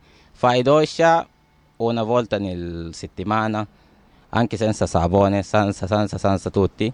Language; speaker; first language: Italian; non-native, learner; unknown